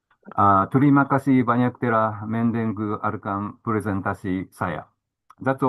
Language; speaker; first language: Indonesian; non-native, learner; Japanese